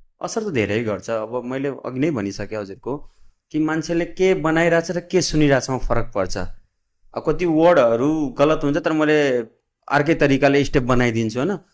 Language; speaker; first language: Nepali; non-native, local second language; Bhojpuri